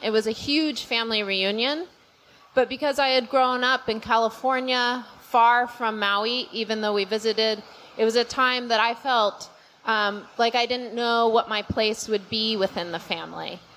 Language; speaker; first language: English; native; English